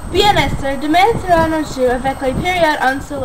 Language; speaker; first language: French; non-native, learner; English